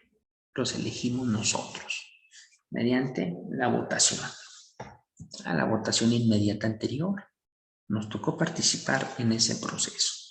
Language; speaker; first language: Spanish; native; Spanish